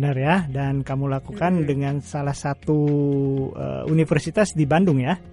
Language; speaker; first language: Indonesian; native; Indonesian